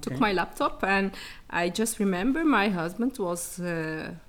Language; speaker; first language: English; early bilingual, heritage; English